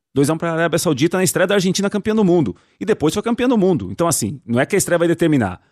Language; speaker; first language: Portuguese; native; Portuguese